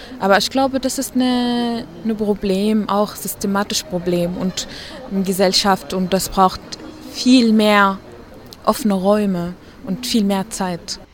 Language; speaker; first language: German; non-native, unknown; Arabic